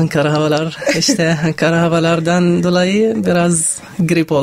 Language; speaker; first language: Turkish; non-native, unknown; Arabic